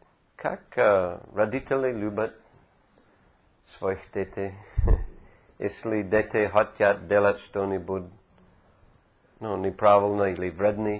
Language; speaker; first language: Russian; non-native, fluent; English